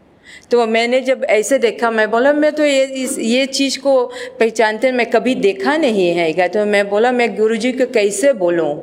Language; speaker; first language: Hindi; non-native, local second language; Marathi